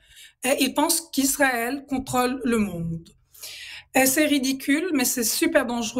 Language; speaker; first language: French; non-native, local second language; Arabic